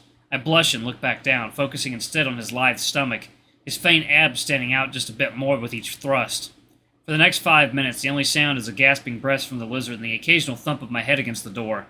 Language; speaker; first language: English; native; English